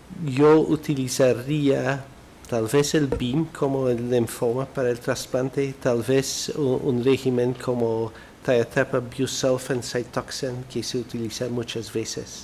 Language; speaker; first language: Spanish; non-native, fluent; Dutch